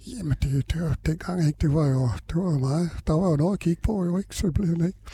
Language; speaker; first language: Danish; native; Danish